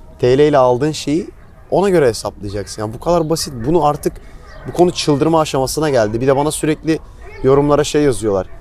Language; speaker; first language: Turkish; native; Turkish